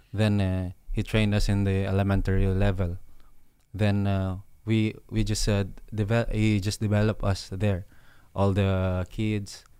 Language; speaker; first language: English; non-native, local second language; Hiligaynon